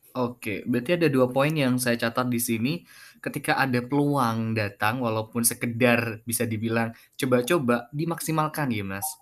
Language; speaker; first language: Indonesian; native; Indonesian